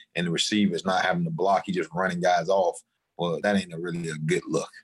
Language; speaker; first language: English; native; English